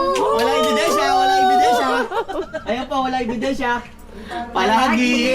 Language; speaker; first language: Filipino; native; Filipino